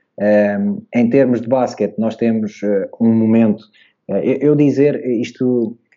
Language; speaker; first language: Portuguese; native; Portuguese